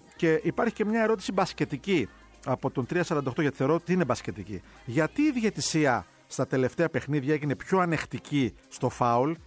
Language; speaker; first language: Greek; native; Greek